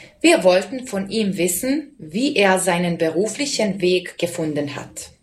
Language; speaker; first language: German; non-native, fluent; Serbian